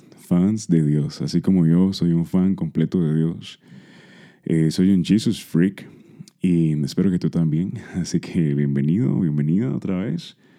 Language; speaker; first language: Spanish; early bilingual, heritage; Spanish